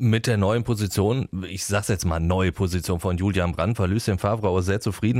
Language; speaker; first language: German; native; German